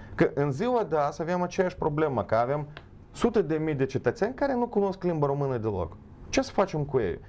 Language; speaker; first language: Romanian; non-native, local second language; Ukrainian